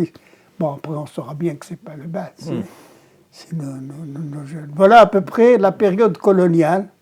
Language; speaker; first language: French; non-native, local second language; Arabic